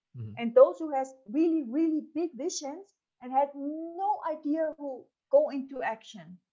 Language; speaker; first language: English; non-native, fluent; German